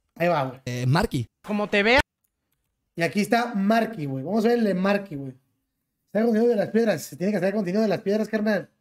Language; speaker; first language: Spanish; native; Spanish